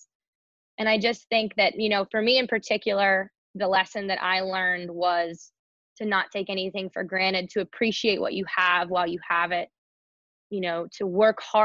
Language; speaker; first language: English; native; English